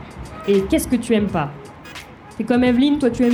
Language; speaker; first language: French; native; French